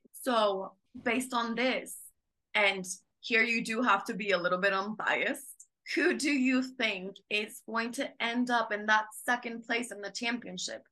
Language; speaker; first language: English; non-native, fluent; Spanish